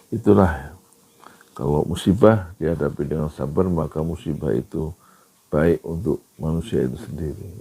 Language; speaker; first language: Indonesian; native; Indonesian